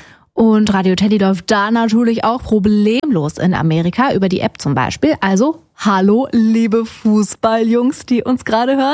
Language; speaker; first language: German; native; German